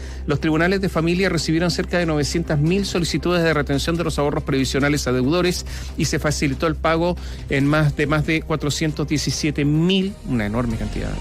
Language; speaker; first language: Spanish; native; Spanish